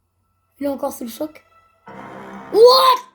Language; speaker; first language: French; native; French